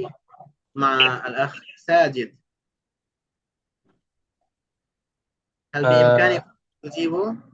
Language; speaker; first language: Arabic; non-native, fluent; Bangla